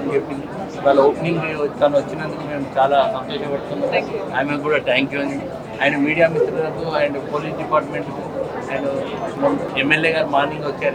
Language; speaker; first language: Telugu; native; Telugu